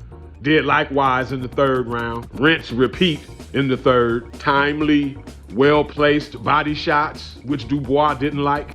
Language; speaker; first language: English; native; English